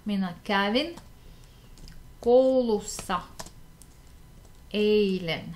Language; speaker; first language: Finnish; non-native, fluent; Russian